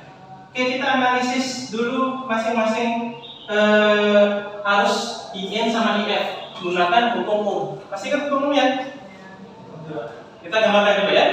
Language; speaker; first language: Indonesian; native; Indonesian